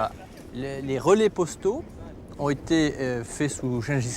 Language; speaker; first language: French; native; French